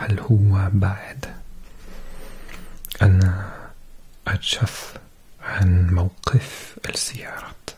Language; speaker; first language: Arabic; non-native, learner; English